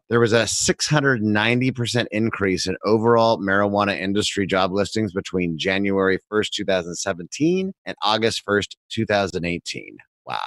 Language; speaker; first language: English; native; English